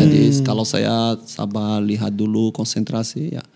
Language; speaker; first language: Indonesian; non-native, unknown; Portuguese